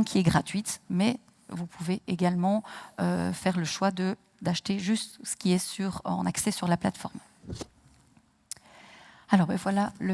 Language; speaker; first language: French; native; French